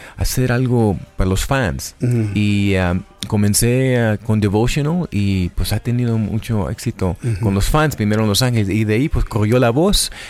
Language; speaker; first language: Spanish; early bilingual, heritage; Spanish